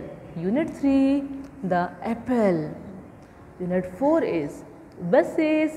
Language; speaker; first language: English; non-native, local second language; Urdu